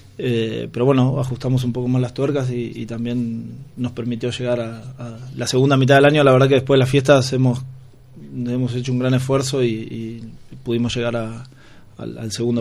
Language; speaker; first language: Spanish; native; Spanish